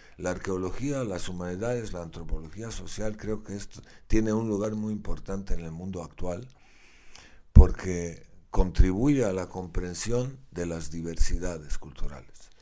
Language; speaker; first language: Spanish; non-native, fluent; Slovenian